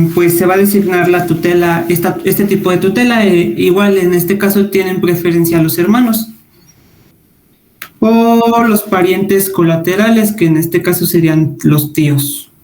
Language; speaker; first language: Spanish; native; Spanish